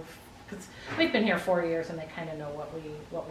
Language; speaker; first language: English; native; English